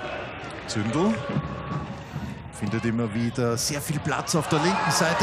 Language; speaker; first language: German; native; German